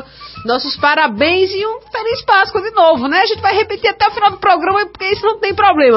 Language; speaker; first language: Portuguese; native; Portuguese